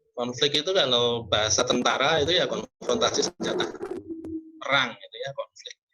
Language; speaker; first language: Indonesian; non-native, local second language; Javanese